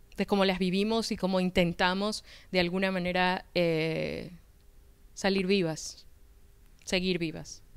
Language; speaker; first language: Spanish; native; Spanish